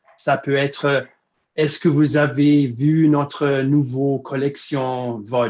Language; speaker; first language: French; non-native, fluent; English